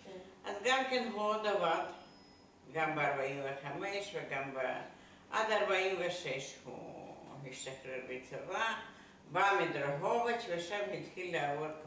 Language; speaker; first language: Hebrew; non-native, fluent; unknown